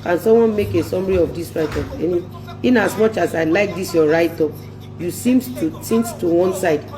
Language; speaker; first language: English; non-native, local second language; Yoruba